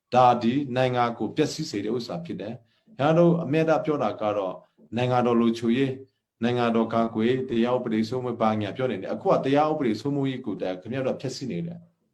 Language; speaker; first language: Burmese; non-native, local second language; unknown